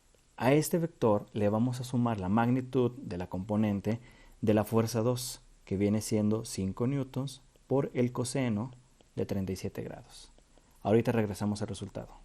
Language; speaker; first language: Spanish; native; Spanish